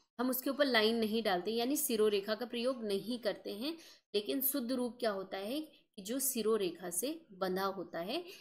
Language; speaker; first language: Hindi; native; Hindi